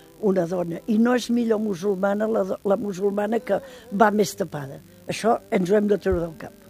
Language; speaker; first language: Catalan; native; Catalan